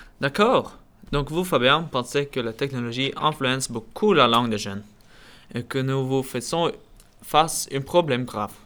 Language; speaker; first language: French; non-native, learner; Norwegian